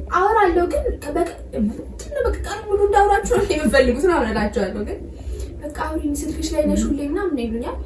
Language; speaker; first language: Amharic; native; Amharic